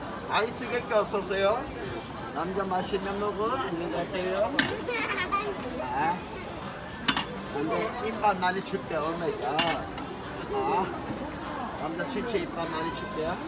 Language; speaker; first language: Korean; non-native, learner; Turkish